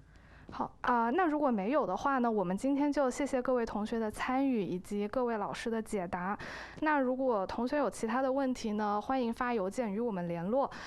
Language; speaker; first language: Chinese; native; Chinese